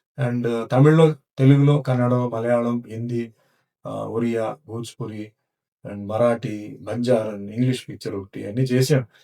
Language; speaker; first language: Telugu; non-native, local second language; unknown